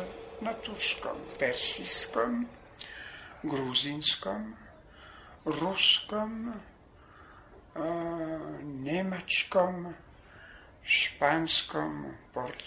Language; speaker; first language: Serbian; non-native, fluent; French